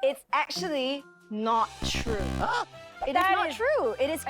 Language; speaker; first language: English; native; English